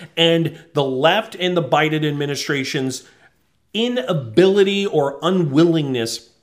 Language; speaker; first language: English; native; English